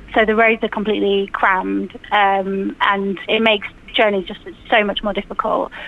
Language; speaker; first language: English; native; English